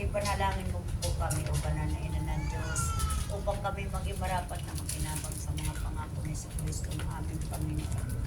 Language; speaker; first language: Filipino; native; Filipino